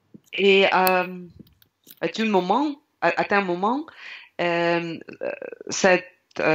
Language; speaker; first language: French; non-native, learner; Russian